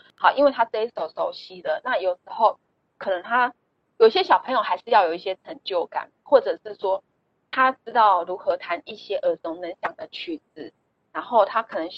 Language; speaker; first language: Chinese; native; Chinese